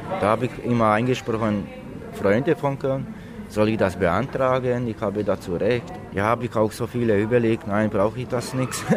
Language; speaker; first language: German; non-native, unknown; Slovak